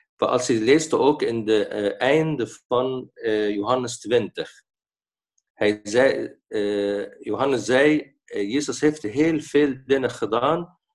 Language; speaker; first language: Dutch; non-native, fluent; Arabic